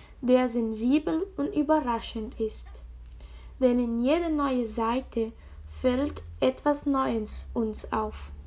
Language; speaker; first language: German; non-native, learner; Spanish